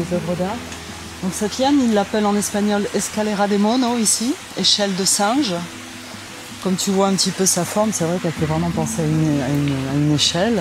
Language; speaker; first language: French; native; French